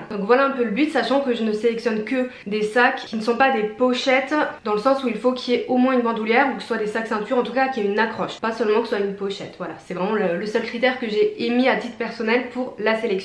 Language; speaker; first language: French; native; French